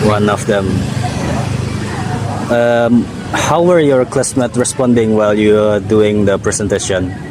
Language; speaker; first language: English; non-native, learner; Indonesian